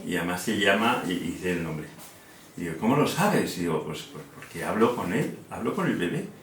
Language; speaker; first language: Spanish; native; Spanish